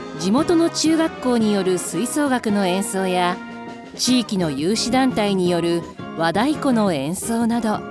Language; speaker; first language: Japanese; native; Japanese